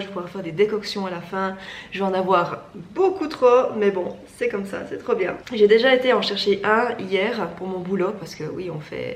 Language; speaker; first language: French; native; French